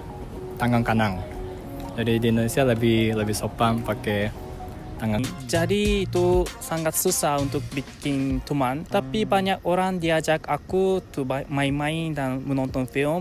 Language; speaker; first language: Indonesian; non-native, learner; Japanese